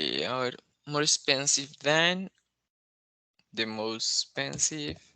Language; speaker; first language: English; non-native, learner; Spanish